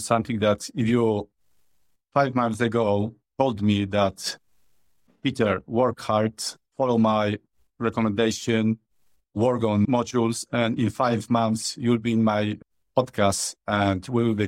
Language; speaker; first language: English; non-native, fluent; Polish